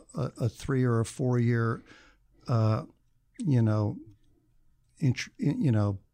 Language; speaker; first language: English; native; English